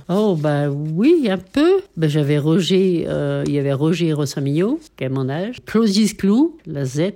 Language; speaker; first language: French; native; French